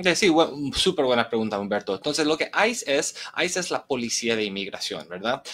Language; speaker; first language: Spanish; early bilingual, heritage; Spanish